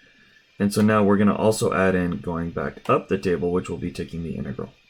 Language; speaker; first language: English; native; English